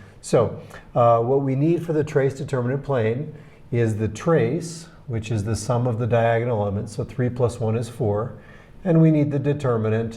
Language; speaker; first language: English; native; English